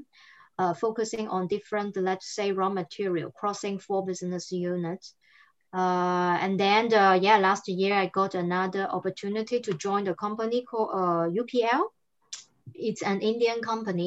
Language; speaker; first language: English; non-native, fluent; Cantonese